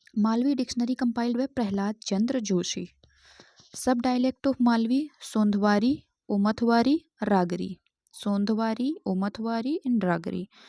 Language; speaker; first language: Hindi; native; Hindi